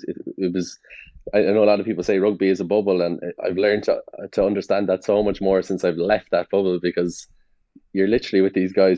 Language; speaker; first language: English; native; English